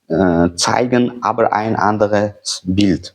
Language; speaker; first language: German; non-native, fluent; Uzbek